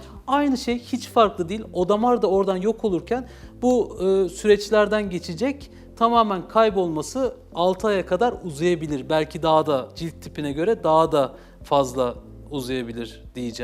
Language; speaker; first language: Turkish; native; Turkish